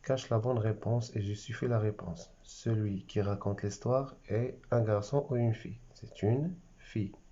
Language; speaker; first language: French; non-native, local second language; Arabic